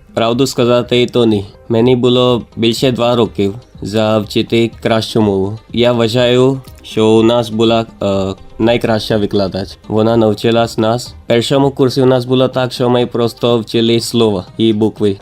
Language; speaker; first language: Ukrainian; non-native, learner; Gujarati